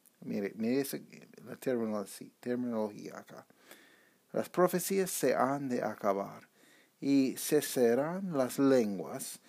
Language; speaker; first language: Spanish; non-native, fluent; English